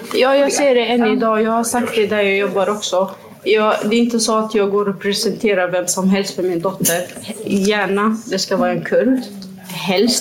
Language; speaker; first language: Swedish; non-native, fluent; Kurdish